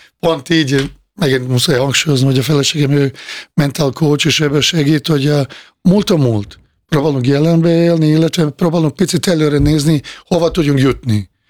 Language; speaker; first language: Hungarian; non-native, fluent; Bosnian